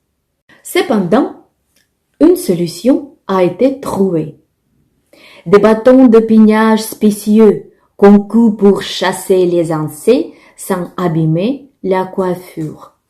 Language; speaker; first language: French; non-native, fluent; Russian